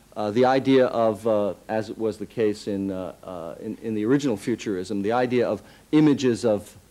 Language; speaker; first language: English; native; English